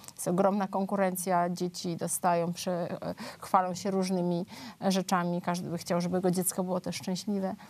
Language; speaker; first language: Polish; native; Polish